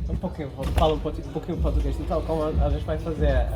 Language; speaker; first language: Portuguese; non-native, learner; German